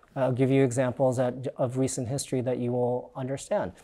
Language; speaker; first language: English; native; English